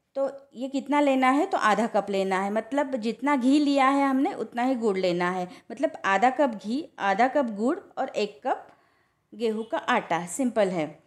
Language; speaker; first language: Hindi; non-native, local second language; Marathi